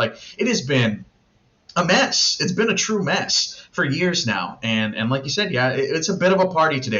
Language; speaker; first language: English; native; English